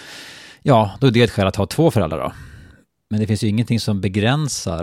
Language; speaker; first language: Swedish; native; Swedish